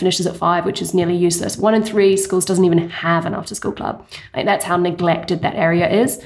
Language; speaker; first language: English; native; English